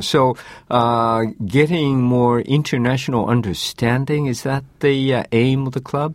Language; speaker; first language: English; non-native, fluent; Japanese